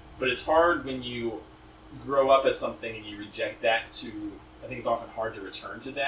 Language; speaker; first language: English; native; English